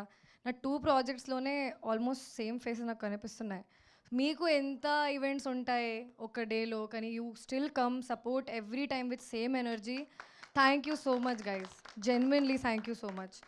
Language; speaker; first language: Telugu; non-native, local second language; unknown